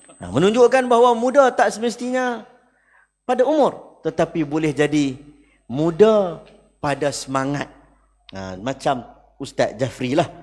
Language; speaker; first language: Malay; native; Malay